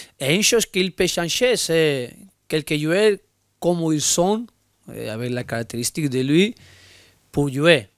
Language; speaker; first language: French; non-native, learner; Spanish